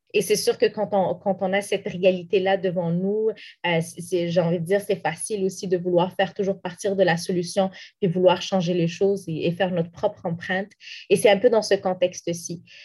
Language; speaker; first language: French; non-native, local second language; Arabic